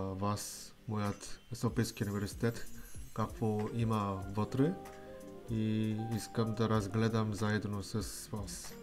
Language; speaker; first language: Bulgarian; non-native, learner; Korean